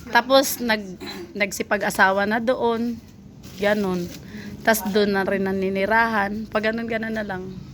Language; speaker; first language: Filipino; non-native, local second language; Cebuano